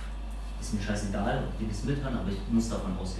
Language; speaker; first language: German; native; German